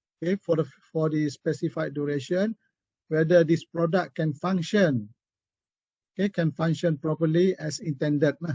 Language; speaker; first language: English; non-native, local second language; Malay